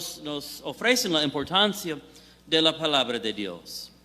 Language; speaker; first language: Spanish; non-native, fluent; English